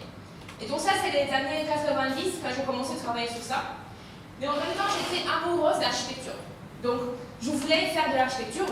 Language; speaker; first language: French; non-native, fluent; Romanian